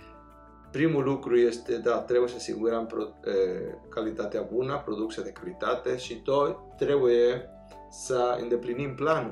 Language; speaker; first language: Romanian; non-native, fluent; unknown